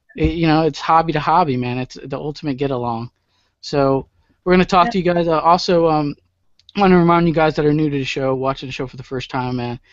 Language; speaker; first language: English; native; English